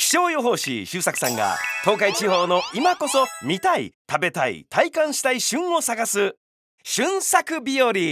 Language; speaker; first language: Japanese; native; Japanese